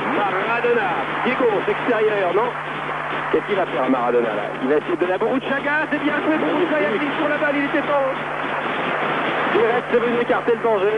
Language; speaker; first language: French; native; French